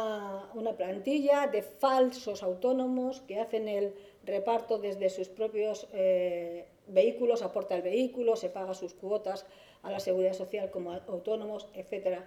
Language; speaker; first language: Spanish; native; Spanish